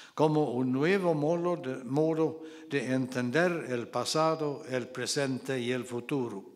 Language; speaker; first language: Spanish; non-native, fluent; Swedish